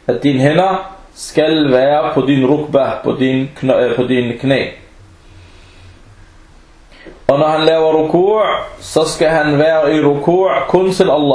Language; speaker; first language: Danish; non-native, fluent; Arabic